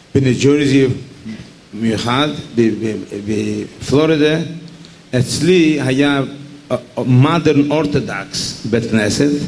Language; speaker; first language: Hebrew; non-native, fluent; Yiddish